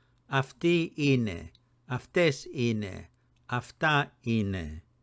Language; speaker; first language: Greek; non-native, fluent; English